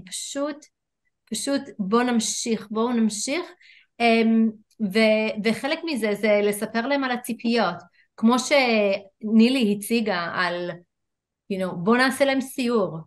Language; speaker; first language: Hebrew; non-native, fluent; English